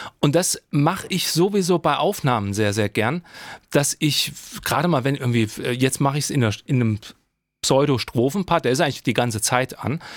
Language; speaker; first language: German; native; German